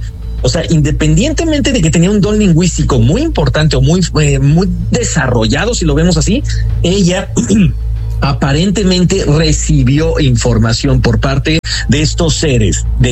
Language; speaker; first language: Spanish; native; Spanish